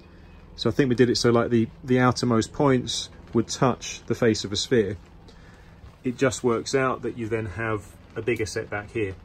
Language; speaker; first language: English; native; English